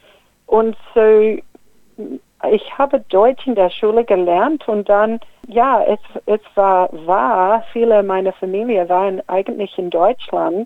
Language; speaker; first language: German; non-native, fluent; English